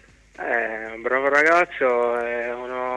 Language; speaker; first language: Italian; non-native, fluent; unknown